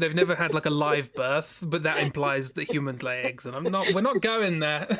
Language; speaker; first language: English; native; English